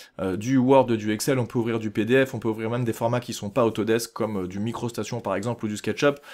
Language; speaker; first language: French; native; French